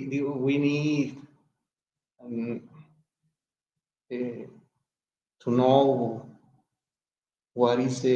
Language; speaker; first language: English; non-native, learner; Spanish